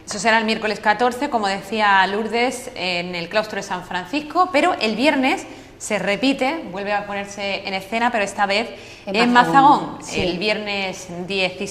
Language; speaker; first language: Spanish; native; Spanish